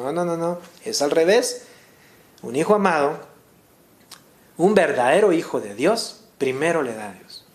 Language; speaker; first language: Spanish; native; Spanish